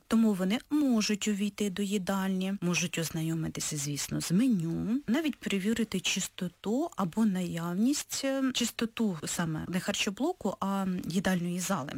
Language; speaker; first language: Ukrainian; native; Ukrainian